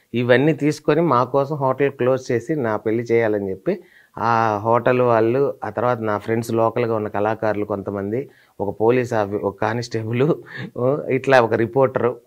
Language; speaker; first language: Telugu; native; Telugu